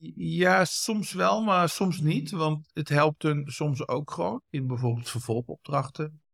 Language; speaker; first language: Dutch; early bilingual, other home language; Kurdish